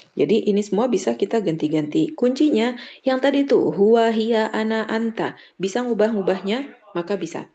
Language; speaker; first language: Indonesian; native; Indonesian